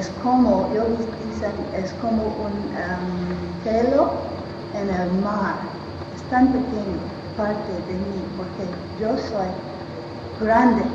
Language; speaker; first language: Spanish; non-native, learner; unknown